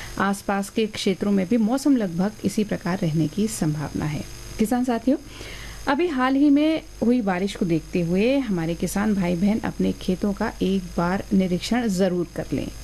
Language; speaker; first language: Hindi; native; Hindi